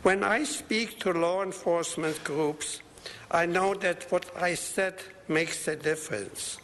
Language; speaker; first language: English; non-native, fluent; Polish